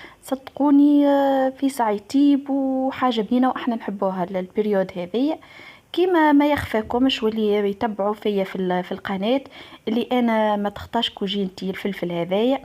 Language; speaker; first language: Arabic; native; Arabic